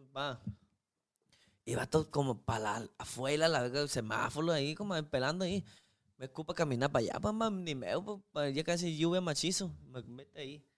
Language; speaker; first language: Spanish; non-native, learner; Chinese